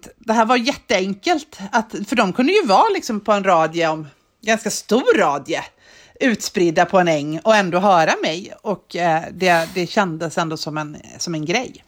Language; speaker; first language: Swedish; native; Swedish